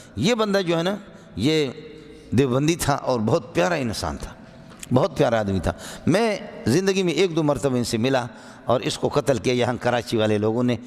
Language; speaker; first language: Urdu; non-native, local second language; Brahui